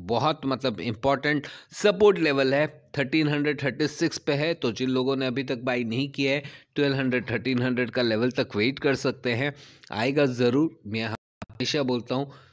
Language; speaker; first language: Hindi; native; Hindi